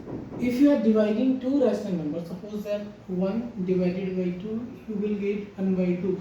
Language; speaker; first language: English; non-native, local second language; Hindi